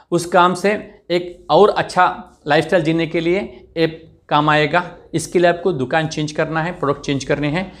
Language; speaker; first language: Hindi; non-native, local second language; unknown